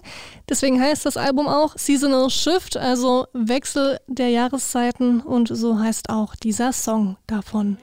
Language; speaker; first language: German; native; German